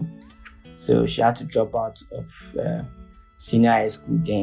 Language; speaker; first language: English; non-native, local second language; Akan